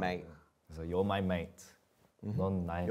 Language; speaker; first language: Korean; early bilingual, heritage; Korean